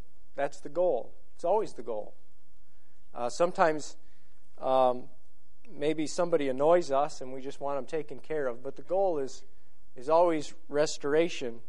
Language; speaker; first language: English; native; English